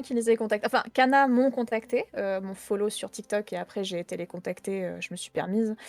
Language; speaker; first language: French; native; French